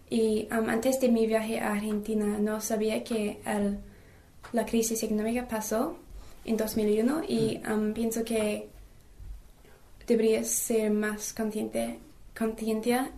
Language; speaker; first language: Spanish; non-native, learner; English